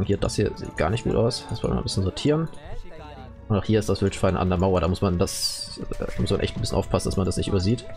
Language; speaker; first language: German; native; German